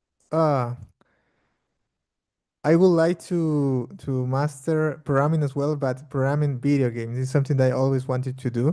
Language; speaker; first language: English; non-native, fluent; Portuguese